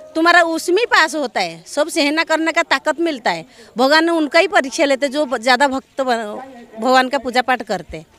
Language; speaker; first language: Hindi; non-native, local second language; Odia